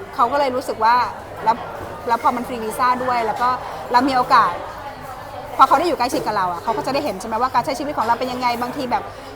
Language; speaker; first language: Thai; native; Thai